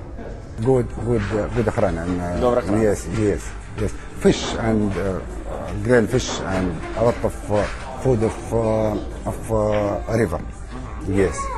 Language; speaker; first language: English; non-native, learner; Arabic